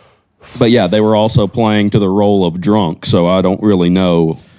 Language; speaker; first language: English; native; English